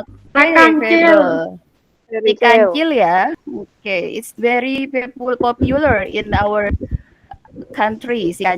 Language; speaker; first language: English; non-native, learner; Indonesian